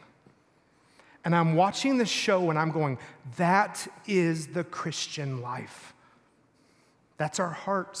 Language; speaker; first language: English; native; English